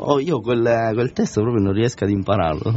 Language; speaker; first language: Italian; native; Italian